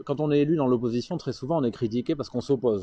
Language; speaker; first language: French; native; French